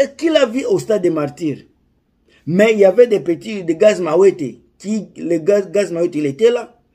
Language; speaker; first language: French; non-native, local second language; Lingala